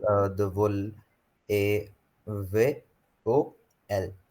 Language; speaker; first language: French; non-native, fluent; Hindi